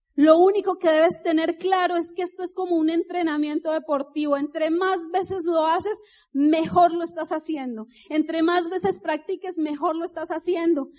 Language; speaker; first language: Spanish; native; Spanish